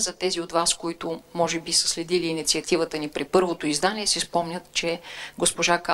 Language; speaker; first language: Bulgarian; native; Bulgarian